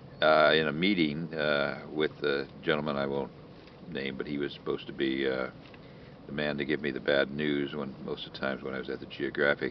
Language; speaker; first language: English; native; English